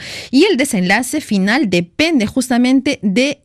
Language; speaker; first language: Spanish; native; Spanish